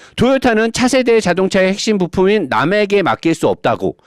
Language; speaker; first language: Korean; native; Korean